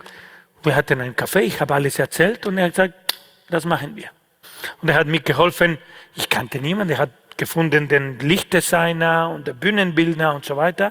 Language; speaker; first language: German; non-native, fluent; Spanish